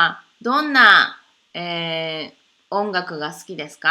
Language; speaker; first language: Japanese; native; Japanese